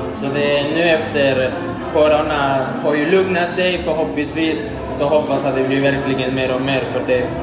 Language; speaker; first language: Swedish; early bilingual, other home language; Spanish